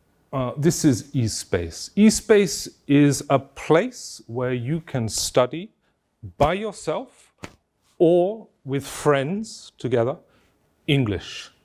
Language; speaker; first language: English; non-native, fluent; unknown